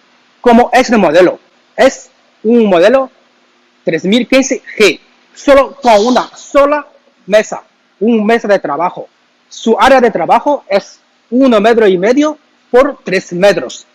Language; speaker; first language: Spanish; non-native, learner; Chinese